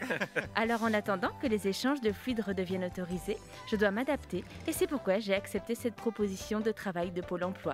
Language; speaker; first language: French; native; French